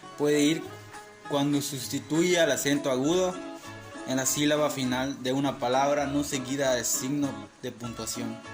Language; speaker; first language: Spanish; native; Spanish